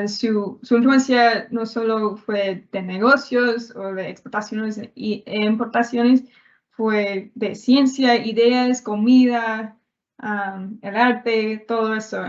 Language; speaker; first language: Spanish; non-native, learner; English